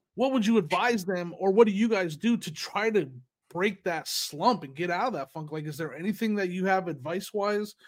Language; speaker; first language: English; native; English